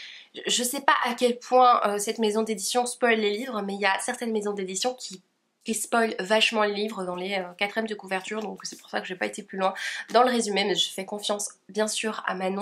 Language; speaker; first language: French; native; French